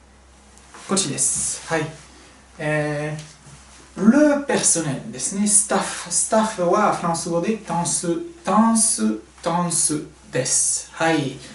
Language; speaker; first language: Japanese; non-native, fluent; French